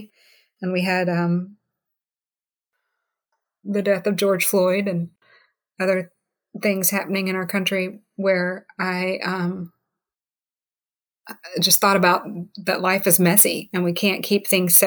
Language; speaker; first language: English; native; English